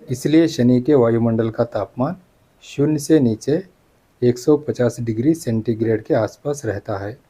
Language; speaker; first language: Hindi; non-native, local second language; Kannada